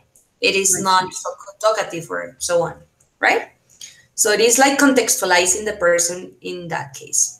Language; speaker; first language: English; non-native, fluent; Spanish